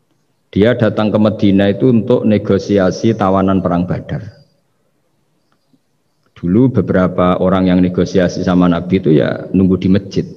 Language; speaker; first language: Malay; non-native, local second language; Javanese